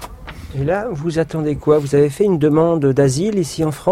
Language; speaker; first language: French; native; French